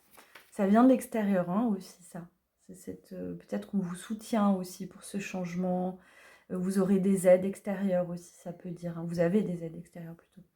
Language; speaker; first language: French; native; French